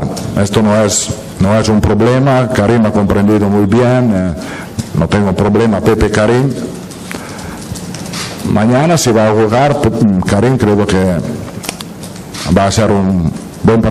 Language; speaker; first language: Spanish; non-native, fluent; Italian